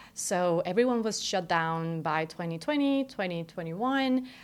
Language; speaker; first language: English; non-native, fluent; Spanish